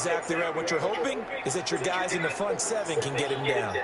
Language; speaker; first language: English; native; English